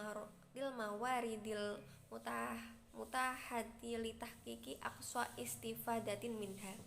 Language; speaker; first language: Arabic; non-native, learner; Indonesian